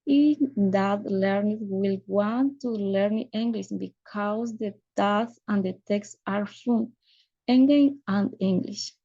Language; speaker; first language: English; non-native, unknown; Spanish